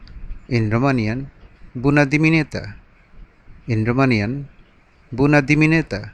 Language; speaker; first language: Romanian; non-native, learner; Bangla